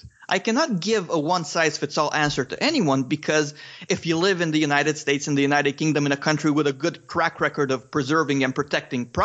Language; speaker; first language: English; non-native, fluent; Romanian